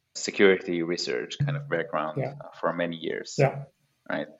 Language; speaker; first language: English; non-native, fluent; Hebrew